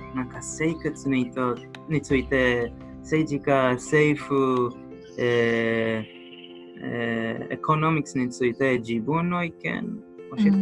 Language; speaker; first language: Japanese; non-native, learner; Hebrew